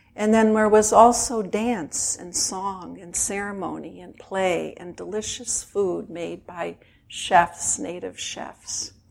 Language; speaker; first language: English; native; English